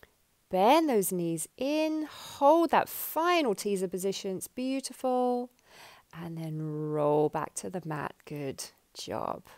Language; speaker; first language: English; native; English